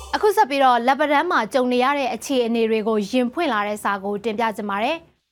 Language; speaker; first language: Burmese; native; Burmese